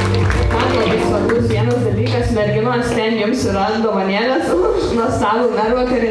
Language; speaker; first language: Lithuanian; native; Lithuanian